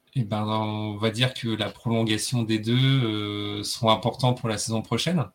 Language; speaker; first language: French; native; French